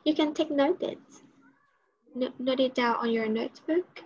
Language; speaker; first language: English; non-native, learner; Vietnamese